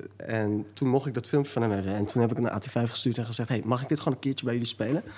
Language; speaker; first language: Dutch; early bilingual, other home language; Turkish